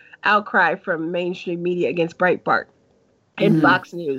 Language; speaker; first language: English; native; English